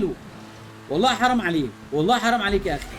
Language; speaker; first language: Arabic; native; Arabic